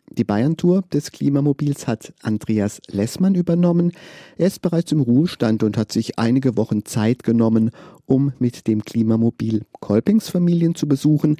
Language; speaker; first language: German; native; German